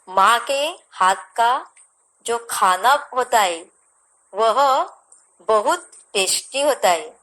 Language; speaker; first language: Hindi; non-native, local second language; Marathi